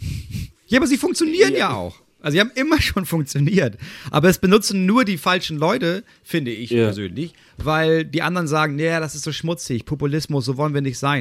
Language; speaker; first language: German; native; German